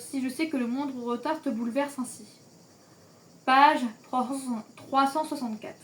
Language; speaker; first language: French; native; French